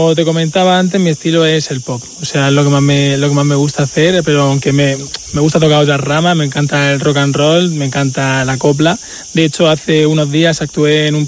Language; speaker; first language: Spanish; native; Spanish